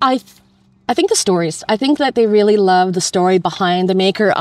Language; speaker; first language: English; native; English